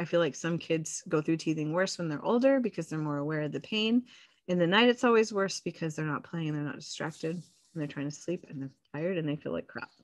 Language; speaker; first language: English; native; English